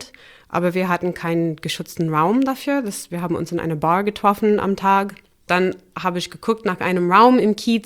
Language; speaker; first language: German; non-native, fluent; English